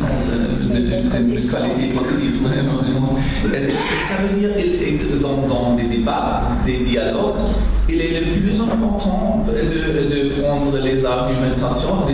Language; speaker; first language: French; non-native, learner; German